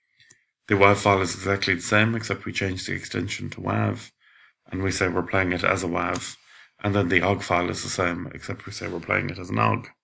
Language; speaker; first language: English; native; English